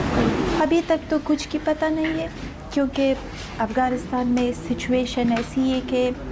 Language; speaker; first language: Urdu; non-native, fluent; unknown